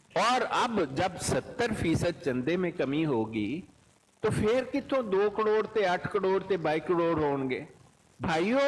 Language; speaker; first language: Urdu; non-native, local second language; Punjabi